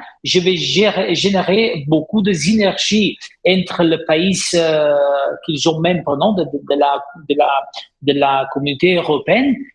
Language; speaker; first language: French; non-native, fluent; Italian